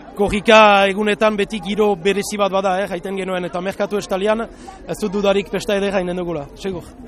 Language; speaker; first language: Basque; non-native, local second language; French